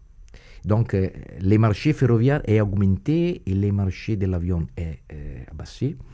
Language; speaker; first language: French; non-native, fluent; Italian